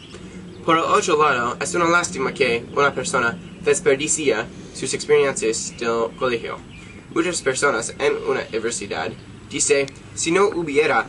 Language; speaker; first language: Spanish; non-native, learner; English